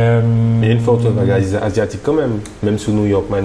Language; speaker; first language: French; native; French